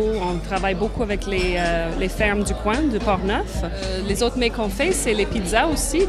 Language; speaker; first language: French; native; French